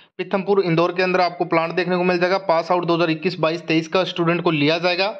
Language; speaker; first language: Hindi; native; Hindi